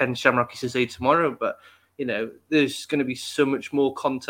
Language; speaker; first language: English; native; English